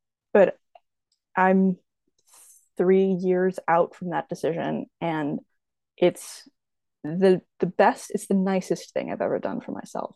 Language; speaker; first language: English; native; English